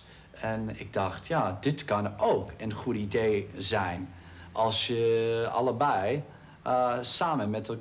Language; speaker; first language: Dutch; non-native, fluent; English